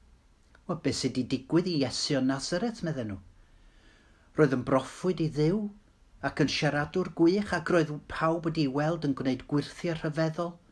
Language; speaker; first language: Welsh; native; Welsh